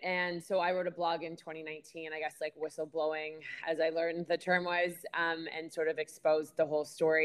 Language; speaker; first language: English; native; English